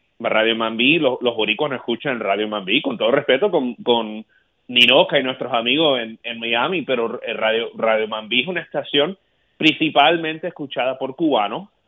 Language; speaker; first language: Spanish; early bilingual, heritage; Spanish